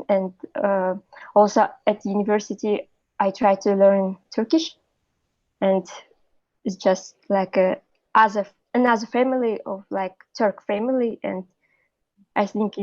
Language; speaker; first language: English; non-native, learner; Russian